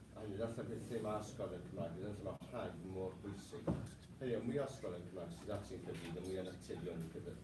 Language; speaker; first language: Welsh; non-native, local second language; English